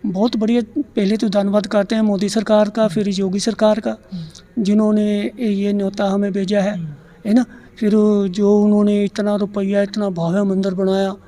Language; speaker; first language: Hindi; non-native, local second language; Punjabi